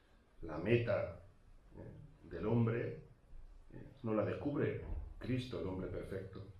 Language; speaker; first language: Spanish; native; Spanish